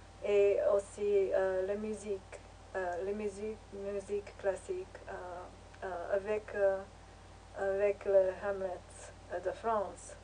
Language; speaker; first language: French; non-native, learner; English